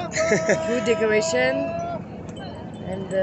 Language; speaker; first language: English; non-native, learner; French